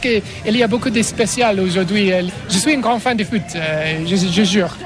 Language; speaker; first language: French; non-native, learner; English